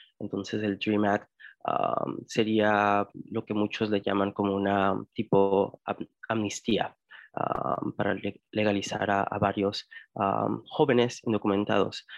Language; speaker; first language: Spanish; early bilingual, heritage; Spanish